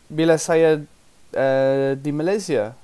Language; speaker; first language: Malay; non-native, learner; English